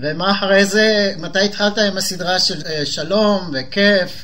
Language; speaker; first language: Hebrew; native; Hebrew